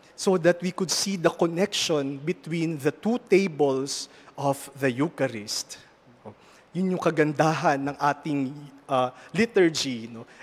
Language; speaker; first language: English; non-native, local second language; Filipino